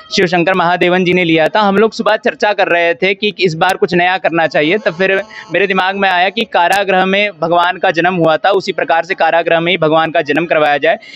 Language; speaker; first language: Hindi; native; Hindi